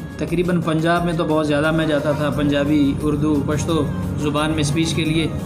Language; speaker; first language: Urdu; non-native, local second language; Pashto